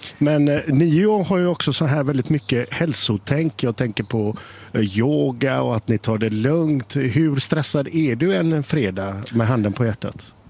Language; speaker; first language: Swedish; native; Swedish